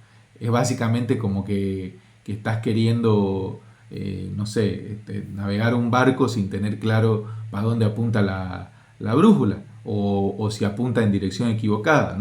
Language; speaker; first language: Spanish; native; Spanish